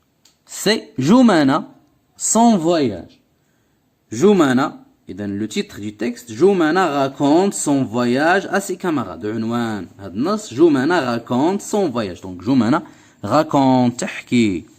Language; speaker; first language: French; non-native, local second language; Arabic